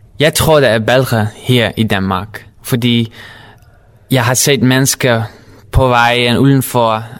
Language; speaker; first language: Danish; non-native, learner; Dutch